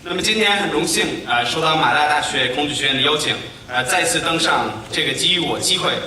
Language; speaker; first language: Chinese; non-native, fluent; English